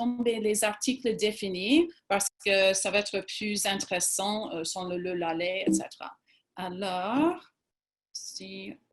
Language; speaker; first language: French; non-native, fluent; English